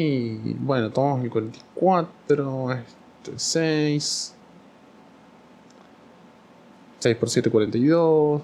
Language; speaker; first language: Spanish; native; Spanish